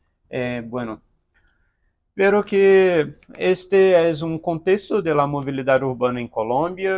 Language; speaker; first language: Spanish; non-native, learner; Portuguese